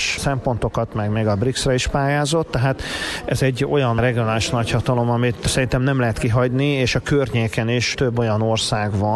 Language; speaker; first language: Hungarian; native; Hungarian